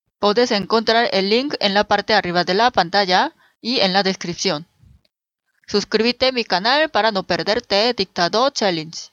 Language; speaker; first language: Spanish; native; Spanish